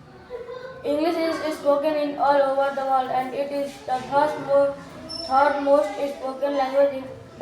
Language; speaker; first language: English; non-native, learner; Hindi